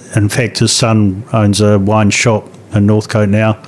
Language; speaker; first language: English; native; English